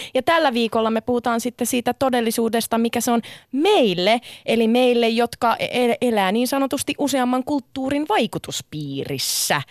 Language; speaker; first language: Finnish; early bilingual, other home language; Sinhala